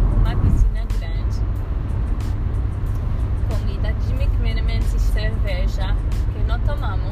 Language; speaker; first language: Portuguese; non-native, learner; Spanish